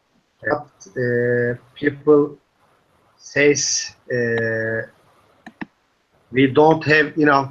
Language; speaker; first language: English; non-native, learner; Turkish